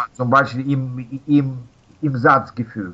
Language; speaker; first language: German; non-native, learner; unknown